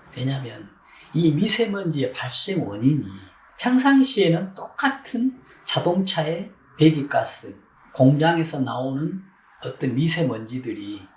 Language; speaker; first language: Korean; native; Korean